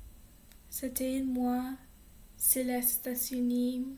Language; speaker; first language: French; non-native, learner; English